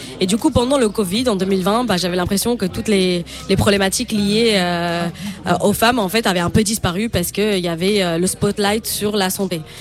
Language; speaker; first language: French; non-native, fluent; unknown